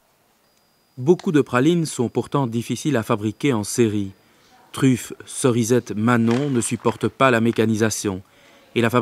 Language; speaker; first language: French; native; French